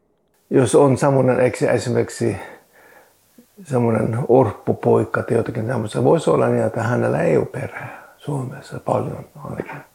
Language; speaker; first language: Finnish; non-native, fluent; Norwegian